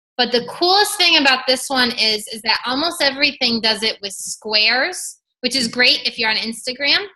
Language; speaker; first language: English; native; English